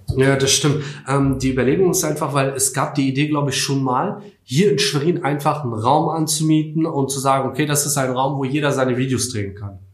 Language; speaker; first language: German; native; German